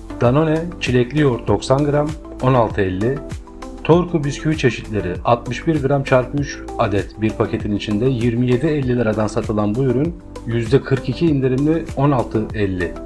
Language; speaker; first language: Turkish; native; Turkish